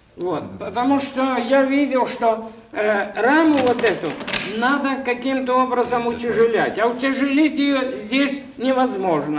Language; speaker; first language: Russian; native; Russian